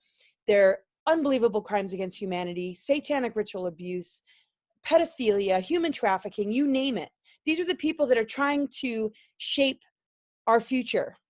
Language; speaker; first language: English; native; English